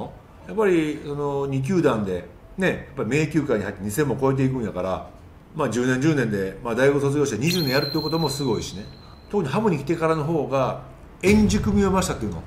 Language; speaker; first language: Japanese; native; Japanese